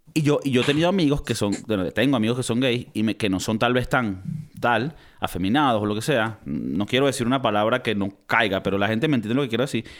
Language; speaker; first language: Spanish; native; Spanish